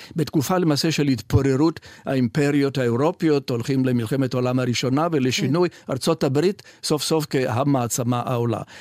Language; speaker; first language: Hebrew; non-native, fluent; Italian